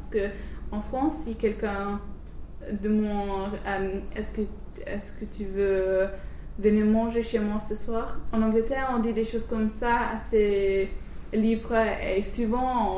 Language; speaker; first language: French; non-native, learner; English